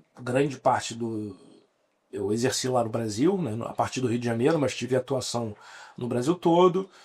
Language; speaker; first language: Portuguese; native; Portuguese